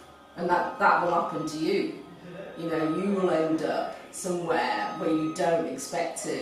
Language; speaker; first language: English; native; English